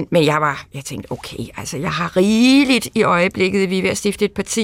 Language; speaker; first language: Danish; native; Danish